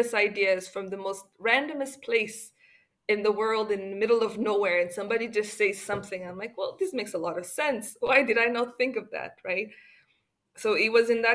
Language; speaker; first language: English; non-native, local second language; Kinyarwanda